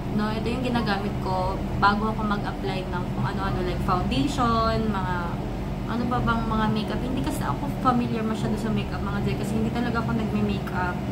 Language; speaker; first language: Filipino; non-native, local second language; Cebuano